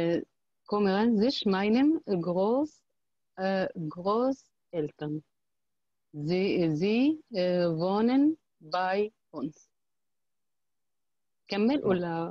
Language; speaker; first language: German; non-native, learner; Arabic